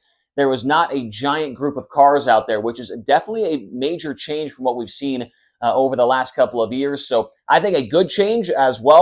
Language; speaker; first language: English; native; English